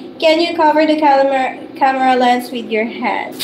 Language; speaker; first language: English; non-native, local second language; Filipino